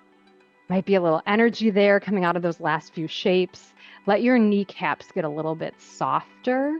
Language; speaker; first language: English; native; English